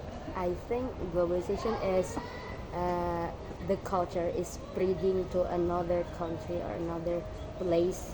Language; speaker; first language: English; non-native, learner; Indonesian